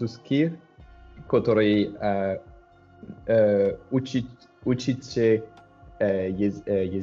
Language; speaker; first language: Polish; non-native, learner; French